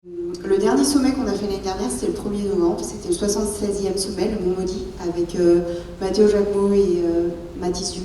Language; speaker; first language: French; native; French